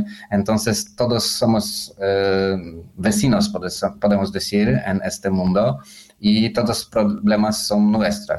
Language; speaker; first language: Spanish; non-native, fluent; Polish